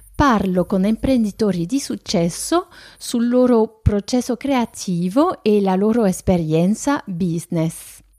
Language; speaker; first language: Italian; non-native, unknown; French